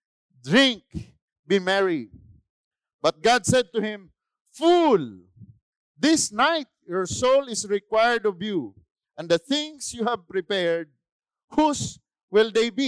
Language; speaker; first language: English; non-native, local second language; Filipino